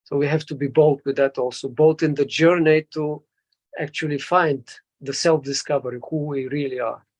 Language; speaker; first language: English; non-native, fluent; Bulgarian